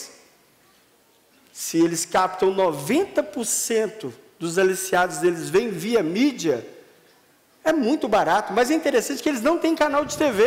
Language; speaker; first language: Portuguese; native; Portuguese